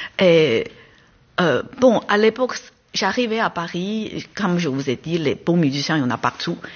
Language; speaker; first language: French; non-native, fluent; Chinese